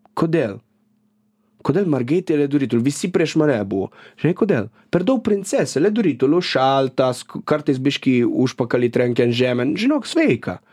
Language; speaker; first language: Lithuanian; non-native, fluent; Italian